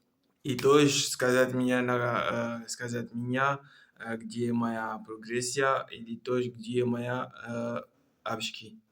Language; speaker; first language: Russian; non-native, learner; Comorian